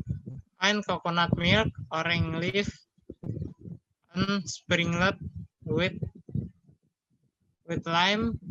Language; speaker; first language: English; non-native, learner; Indonesian